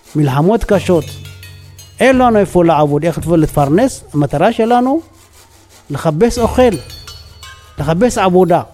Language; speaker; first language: Hebrew; non-native, fluent; Tigrinya